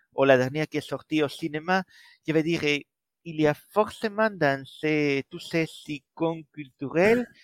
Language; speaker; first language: French; non-native, fluent; Spanish